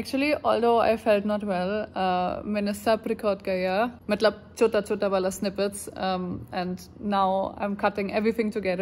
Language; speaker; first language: Hindi; non-native, learner; German